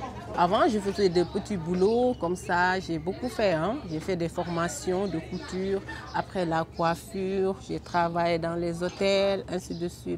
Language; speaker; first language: French; non-native, local second language; Wolof